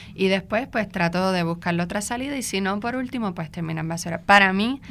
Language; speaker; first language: Spanish; native; Spanish